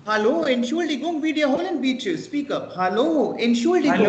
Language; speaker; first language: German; non-native, fluent; Hindi